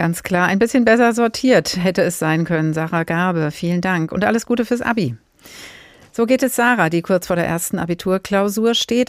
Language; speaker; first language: German; native; German